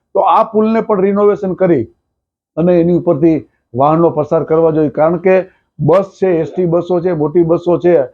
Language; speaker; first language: Gujarati; native; Gujarati